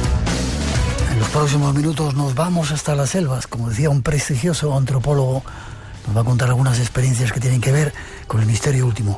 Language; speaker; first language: Spanish; native; Spanish